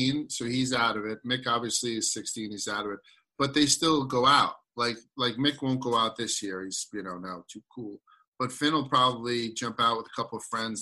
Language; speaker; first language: English; native; English